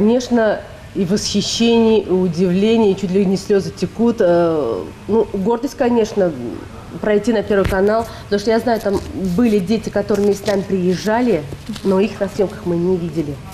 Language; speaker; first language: Russian; native; Russian